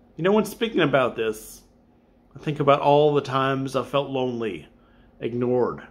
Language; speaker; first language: English; native; English